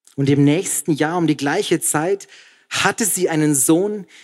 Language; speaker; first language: German; native; German